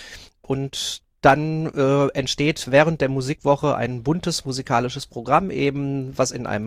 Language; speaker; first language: German; native; German